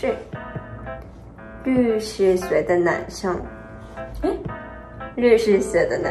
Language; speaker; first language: Chinese; non-native, fluent; Korean